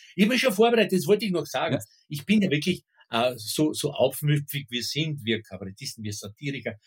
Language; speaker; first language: German; native; German